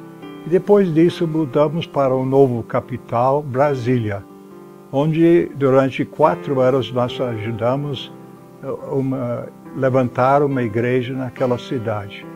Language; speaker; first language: Portuguese; non-native, fluent; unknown